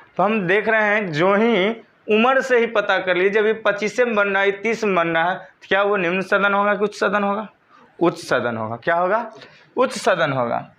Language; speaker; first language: Hindi; native; Hindi